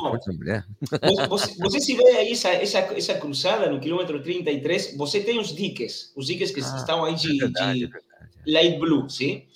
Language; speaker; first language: Portuguese; non-native, learner; Spanish